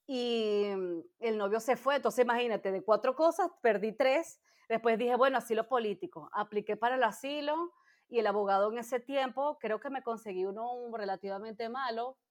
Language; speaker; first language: Spanish; native; Spanish